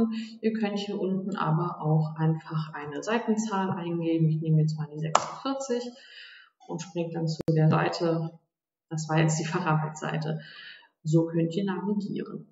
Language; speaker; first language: German; native; German